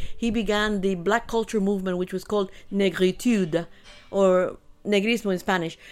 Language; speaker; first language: English; early bilingual, other home language; Spanish